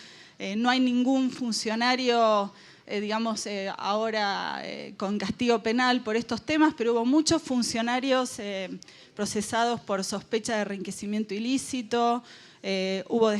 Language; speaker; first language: Spanish; native; Spanish